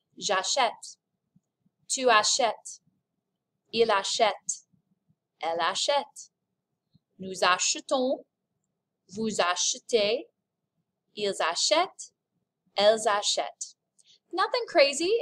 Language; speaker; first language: French; non-native, fluent; English